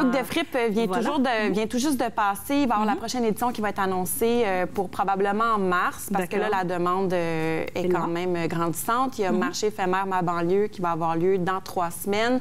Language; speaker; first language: French; native; French